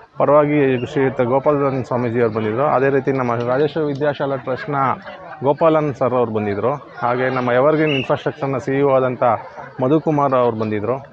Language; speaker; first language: Kannada; native; Kannada